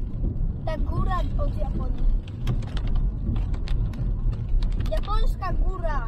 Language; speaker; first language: Polish; early bilingual, heritage; Polish